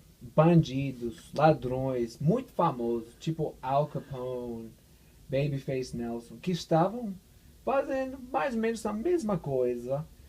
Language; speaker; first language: Portuguese; non-native, fluent; English